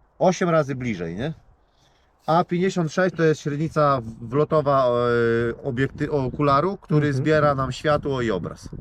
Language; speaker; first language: Polish; native; Polish